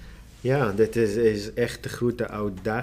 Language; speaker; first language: Dutch; non-native, learner; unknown